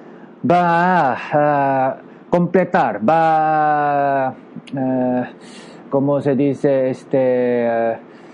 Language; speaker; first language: Spanish; non-native, learner; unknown